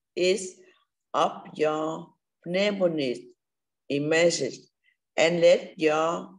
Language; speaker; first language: English; non-native, learner; Vietnamese